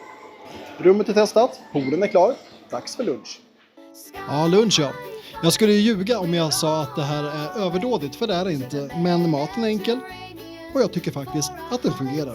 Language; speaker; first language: Swedish; native; Swedish